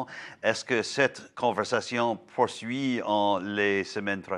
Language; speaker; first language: French; non-native, learner; English